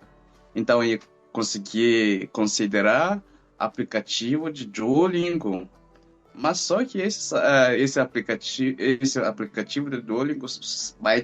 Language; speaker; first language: Portuguese; non-native, fluent; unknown